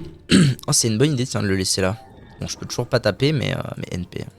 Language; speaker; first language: French; native; French